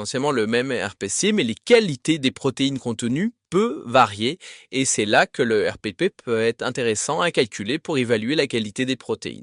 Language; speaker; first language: French; native; French